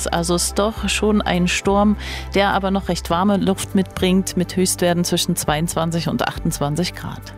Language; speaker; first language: German; native; German